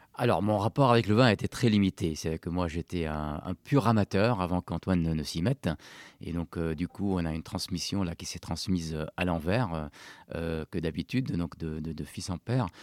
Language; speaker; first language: French; non-native, local second language; Arabic